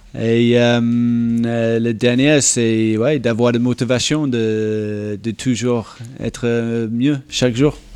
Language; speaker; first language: French; non-native, fluent; English